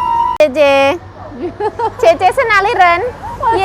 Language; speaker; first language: Chinese; non-native, local second language; Indonesian